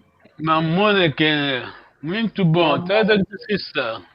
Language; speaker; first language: Portuguese; non-native, fluent; Kongo